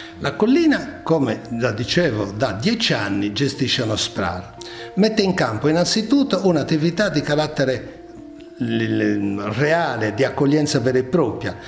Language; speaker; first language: Italian; native; Italian